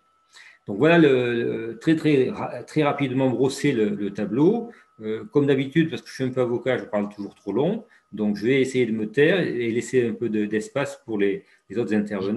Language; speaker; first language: French; native; French